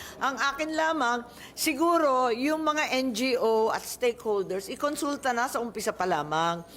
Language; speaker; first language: Filipino; native; Filipino